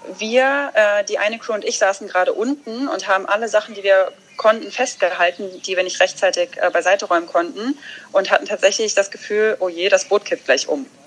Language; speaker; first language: German; early bilingual, other home language; Russian